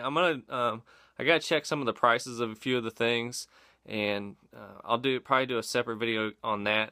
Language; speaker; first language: English; native; English